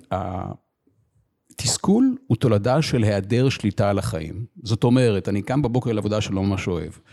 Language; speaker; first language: Hebrew; native; Hebrew